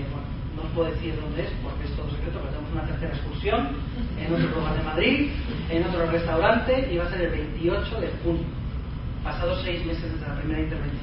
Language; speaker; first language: Spanish; native; Spanish